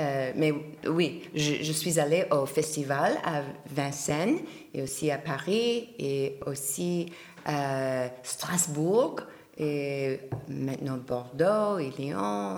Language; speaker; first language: French; non-native, learner; English